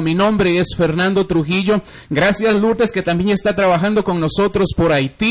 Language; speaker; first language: Spanish; native; Spanish